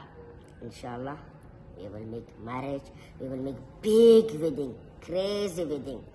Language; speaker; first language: English; non-native, learner; Tajik